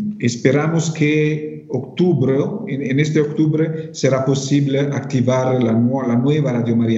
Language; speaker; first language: Spanish; non-native, fluent; Italian